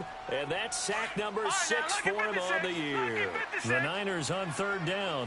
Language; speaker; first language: English; native; English